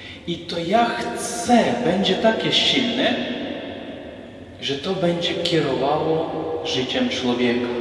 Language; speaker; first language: Polish; non-native, local second language; Ukrainian